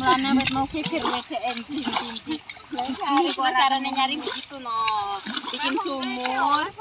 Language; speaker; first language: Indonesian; non-native, local second language; Javanese